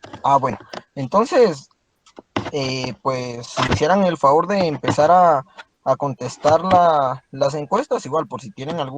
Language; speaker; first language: Spanish; native; Spanish